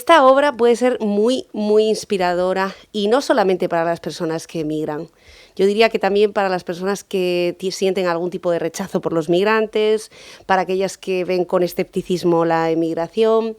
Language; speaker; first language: Spanish; native; Spanish